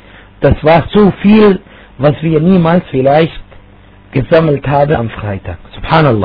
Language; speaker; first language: German; non-native, fluent; Arabic